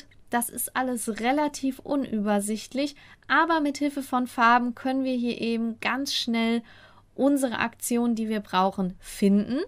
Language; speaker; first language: German; native; German